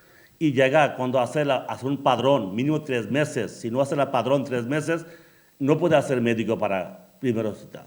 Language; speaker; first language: Spanish; non-native, learner; Bangla